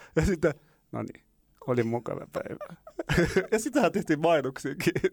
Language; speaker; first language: Finnish; non-native, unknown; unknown